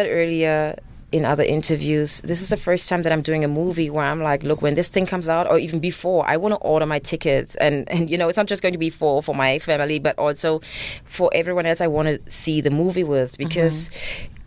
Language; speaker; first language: English; non-native, fluent; German